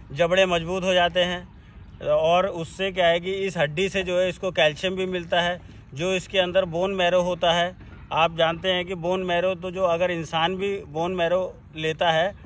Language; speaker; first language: Hindi; native; Hindi